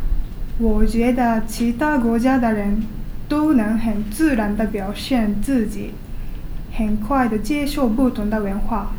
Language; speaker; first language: Chinese; non-native, learner; Japanese